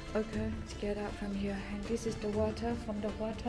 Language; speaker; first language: English; non-native, learner; Indonesian